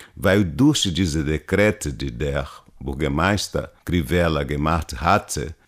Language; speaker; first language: German; non-native, learner; Portuguese